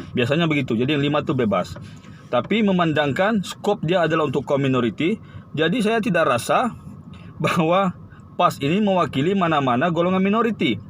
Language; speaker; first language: Malay; native; Malay